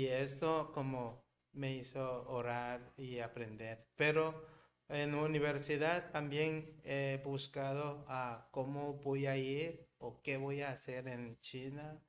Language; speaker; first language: Spanish; non-native, learner; Korean